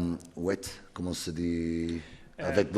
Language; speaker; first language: French; non-native, learner; Portuguese